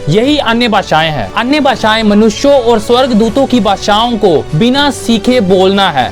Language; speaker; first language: Hindi; non-native, local second language; Punjabi